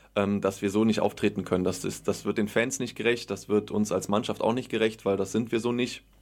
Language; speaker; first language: German; native; German